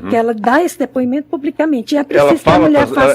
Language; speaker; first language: Portuguese; native; Portuguese